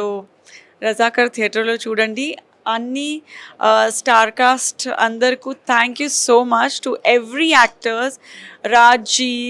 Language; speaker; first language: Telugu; non-native, learner; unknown